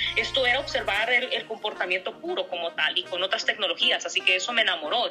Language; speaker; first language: Spanish; native; Spanish